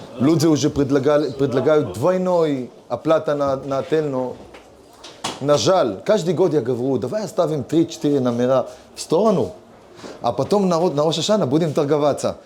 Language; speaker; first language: Russian; early bilingual, heritage; Hebrew